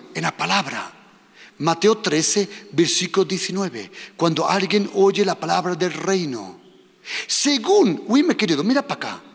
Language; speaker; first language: Spanish; non-native, fluent; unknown